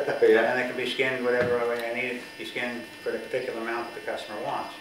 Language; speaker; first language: English; native; English